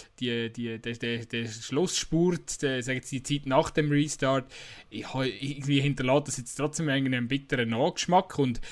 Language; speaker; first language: German; native; German